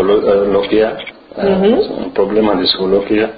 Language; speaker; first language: Spanish; non-native, learner; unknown